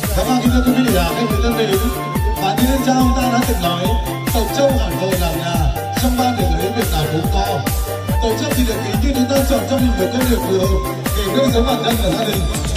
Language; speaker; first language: Vietnamese; non-native, local second language; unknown